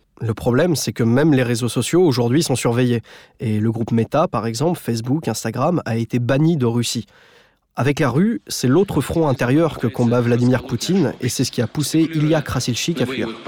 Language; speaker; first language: French; native; French